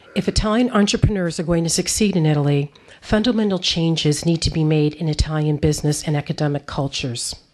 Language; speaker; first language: English; native; English